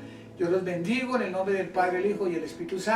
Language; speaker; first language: Spanish; native; Spanish